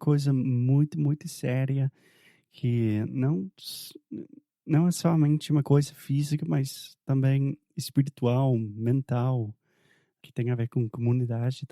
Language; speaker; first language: Portuguese; non-native, fluent; English